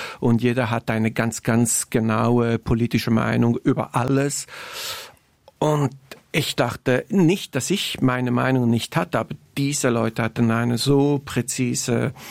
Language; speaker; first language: German; non-native, fluent; Italian